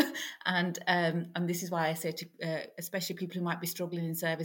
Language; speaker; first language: English; native; English